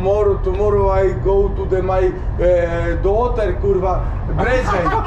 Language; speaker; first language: English; non-native, learner; Polish